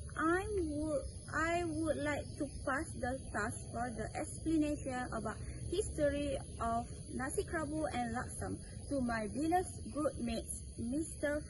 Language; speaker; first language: English; non-native, local second language; Malay